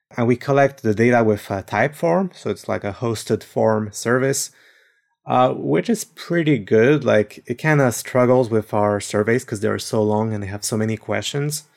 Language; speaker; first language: English; non-native, fluent; French